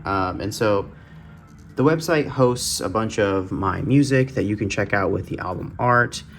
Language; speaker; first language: English; native; English